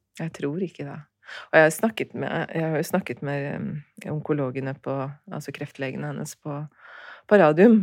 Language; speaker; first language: Norwegian; early bilingual, other home language; Turkish